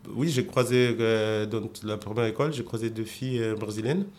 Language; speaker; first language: French; non-native, fluent; Portuguese